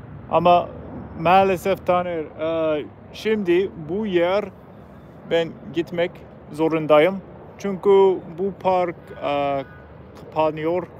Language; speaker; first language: Turkish; non-native, learner; English